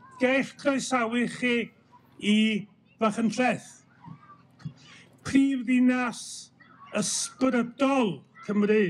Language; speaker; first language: Welsh; native; Welsh